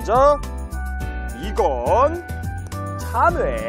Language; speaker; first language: Korean; native; Korean